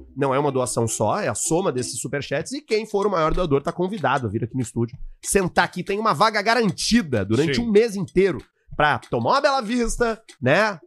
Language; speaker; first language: Portuguese; native; Portuguese